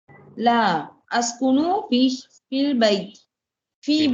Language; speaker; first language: Arabic; non-native, learner; Tamil